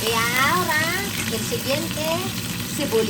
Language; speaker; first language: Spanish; non-native, fluent; Filipino